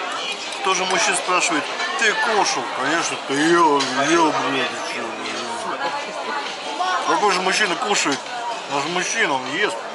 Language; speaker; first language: Russian; native; Russian